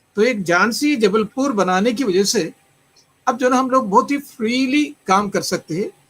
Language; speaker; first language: Hindi; non-native, local second language; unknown